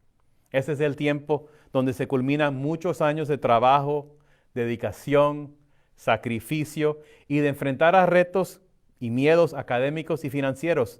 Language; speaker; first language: Spanish; early bilingual, other home language; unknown